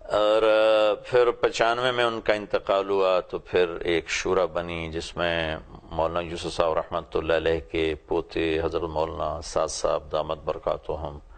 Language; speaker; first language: Urdu; non-native, local second language; Punjabi